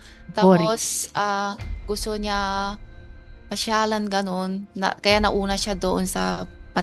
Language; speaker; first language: Filipino; early bilingual, other home language; Chinese